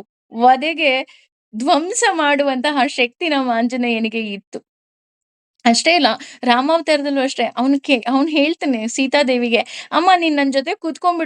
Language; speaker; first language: Kannada; native; Kannada